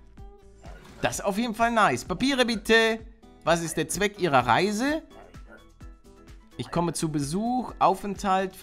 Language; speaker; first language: German; native; German